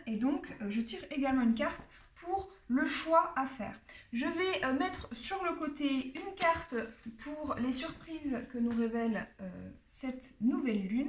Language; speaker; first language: French; native; French